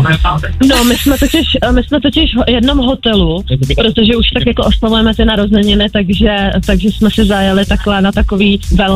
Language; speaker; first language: Czech; native; Czech